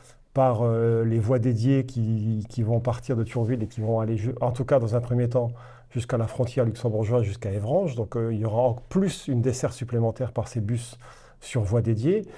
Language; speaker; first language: French; native; French